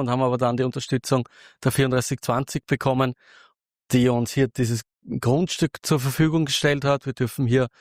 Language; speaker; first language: German; native; German